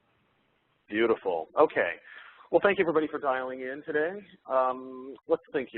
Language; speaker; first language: English; native; English